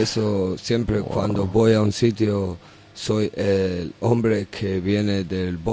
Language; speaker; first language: Spanish; non-native, learner; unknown